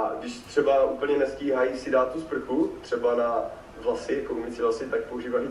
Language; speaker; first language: Czech; native; Czech